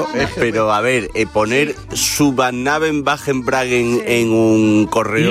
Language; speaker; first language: Spanish; native; Spanish